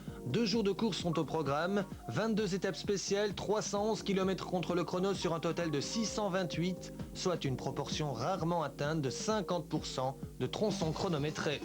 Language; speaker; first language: French; native; French